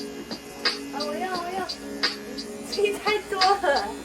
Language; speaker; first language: Chinese; early bilingual, heritage; Chinese